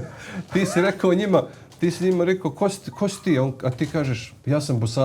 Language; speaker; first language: Bosnian; native; Bosnian